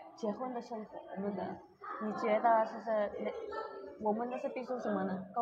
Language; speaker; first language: Chinese; non-native, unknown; Indonesian